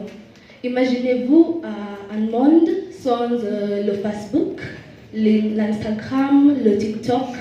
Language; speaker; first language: French; non-native, learner; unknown